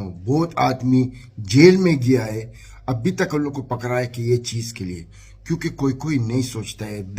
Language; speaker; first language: Hindi; non-native, fluent; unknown